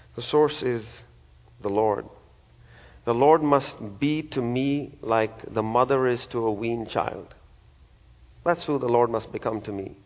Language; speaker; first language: English; non-native, local second language; Malayalam